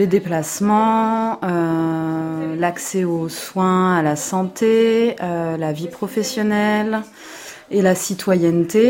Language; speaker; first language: French; native; French